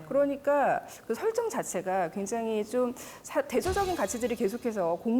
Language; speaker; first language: Korean; native; Korean